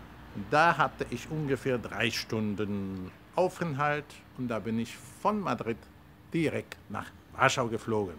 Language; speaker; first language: German; non-native, fluent; Polish